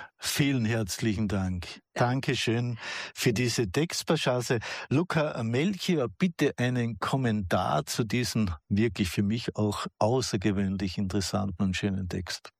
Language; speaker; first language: German; native; German